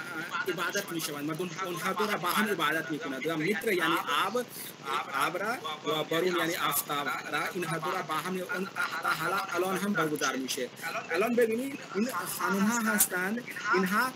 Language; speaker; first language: Persian; non-native, learner; Hindi